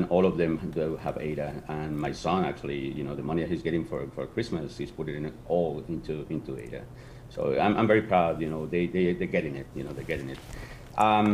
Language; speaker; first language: English; non-native, fluent; Spanish